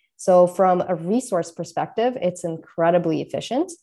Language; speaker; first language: English; non-native, fluent; Russian